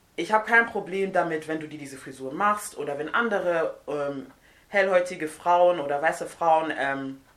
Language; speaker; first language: German; non-native, fluent; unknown